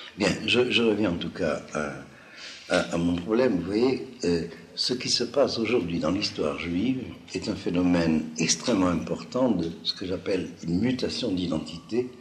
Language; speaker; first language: French; non-native, local second language; Arabic